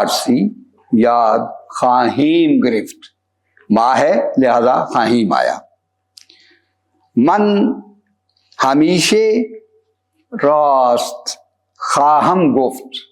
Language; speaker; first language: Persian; non-native, fluent; Urdu